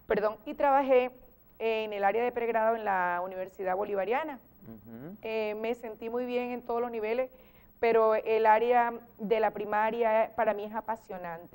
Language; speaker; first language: Spanish; native; Spanish